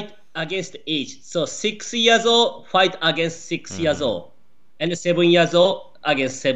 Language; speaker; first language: English; non-native, learner; Japanese